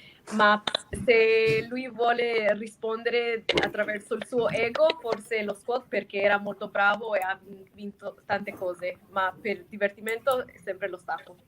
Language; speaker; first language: Italian; non-native, fluent; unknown